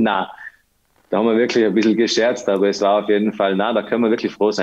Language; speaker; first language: German; native; German